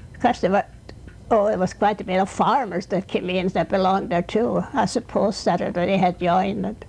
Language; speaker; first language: English; non-native, fluent; Swedish